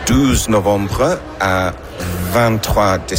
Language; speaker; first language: French; non-native, fluent; English